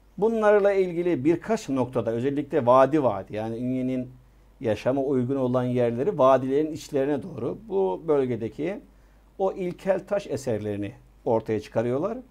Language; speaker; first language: Turkish; native; Turkish